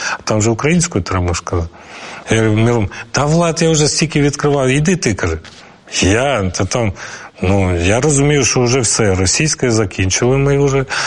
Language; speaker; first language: Ukrainian; non-native, local second language; Russian